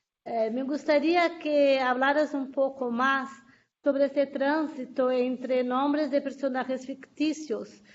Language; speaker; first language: Spanish; non-native, fluent; Portuguese